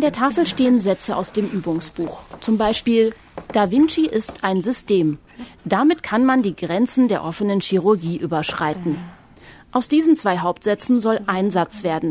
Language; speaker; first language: German; native; German